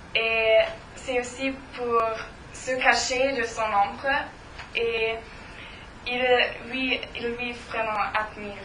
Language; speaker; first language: French; non-native, learner; German